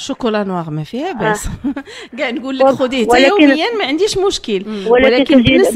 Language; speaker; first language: Arabic; native; Arabic